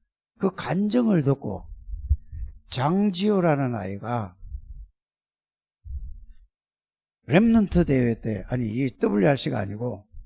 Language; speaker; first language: Korean; native; Korean